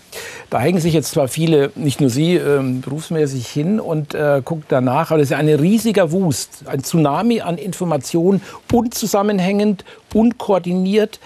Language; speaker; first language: German; native; German